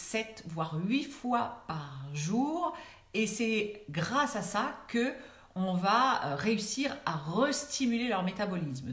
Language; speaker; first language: French; native; French